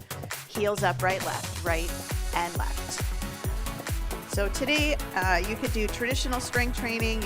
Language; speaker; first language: English; native; English